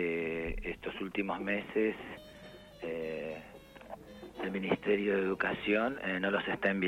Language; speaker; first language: Spanish; native; Spanish